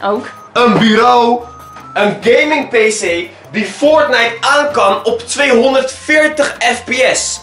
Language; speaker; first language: Dutch; native; Dutch